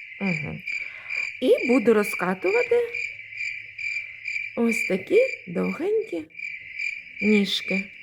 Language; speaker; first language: Ukrainian; native; Ukrainian